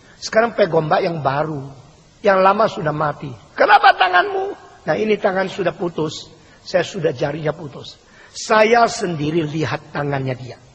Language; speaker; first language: Indonesian; early bilingual, other home language; Min Nan Chinese